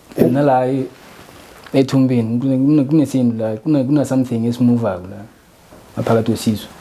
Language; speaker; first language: Zulu; non-native, local second language; Northern Sotho